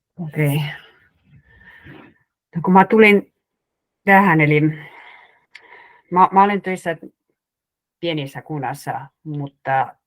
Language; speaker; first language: Finnish; non-native, fluent; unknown